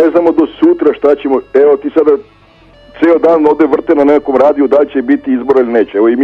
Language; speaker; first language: Serbian; native; Serbian